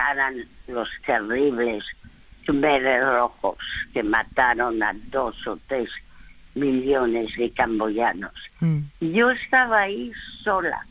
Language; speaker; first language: Spanish; early bilingual, other home language; French